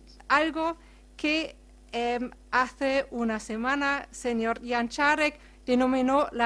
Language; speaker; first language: Spanish; non-native, fluent; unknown